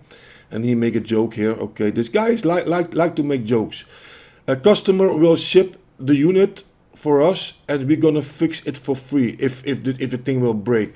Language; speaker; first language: English; non-native, fluent; Dutch